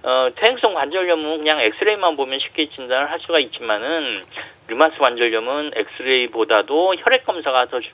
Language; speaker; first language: Korean; native; Korean